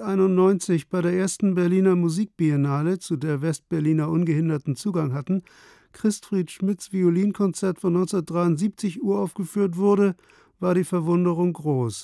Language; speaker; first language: German; native; German